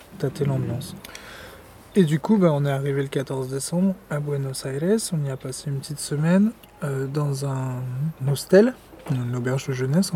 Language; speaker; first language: French; native; French